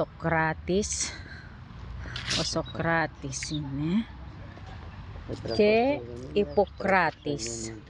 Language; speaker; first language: Greek; non-native, learner; Filipino